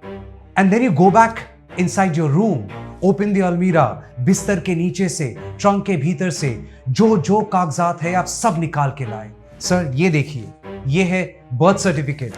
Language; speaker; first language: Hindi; non-native, local second language; Bangla